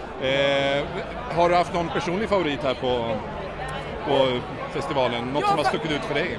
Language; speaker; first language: Swedish; native; Swedish